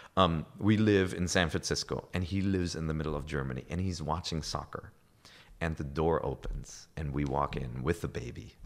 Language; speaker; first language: English; non-native, fluent; German